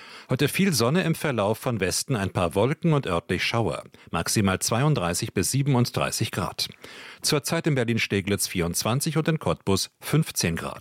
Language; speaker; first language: German; native; German